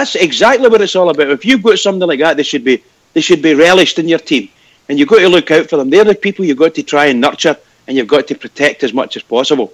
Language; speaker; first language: English; native; English